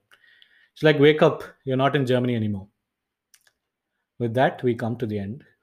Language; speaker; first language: English; non-native, local second language; Tamil